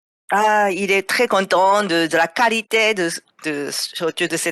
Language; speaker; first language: French; non-native, fluent; Japanese